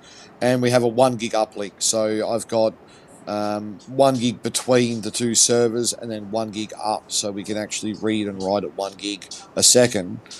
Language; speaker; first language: English; native; English